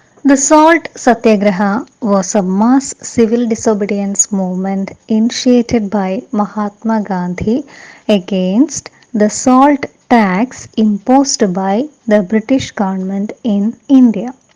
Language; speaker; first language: English; non-native, local second language; Malayalam